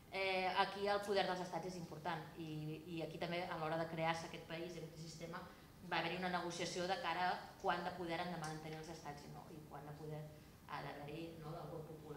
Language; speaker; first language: Catalan; native; Catalan